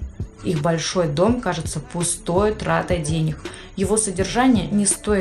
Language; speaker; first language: Russian; native; Russian